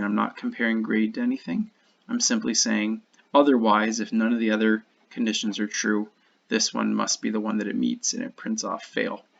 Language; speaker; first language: English; native; English